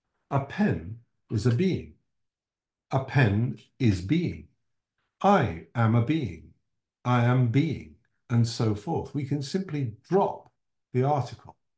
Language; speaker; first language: English; native; English